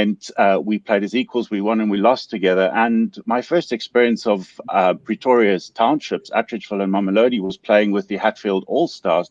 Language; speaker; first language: English; native; English